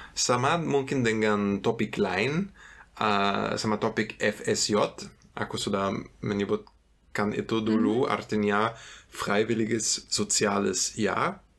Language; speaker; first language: Indonesian; non-native, fluent; German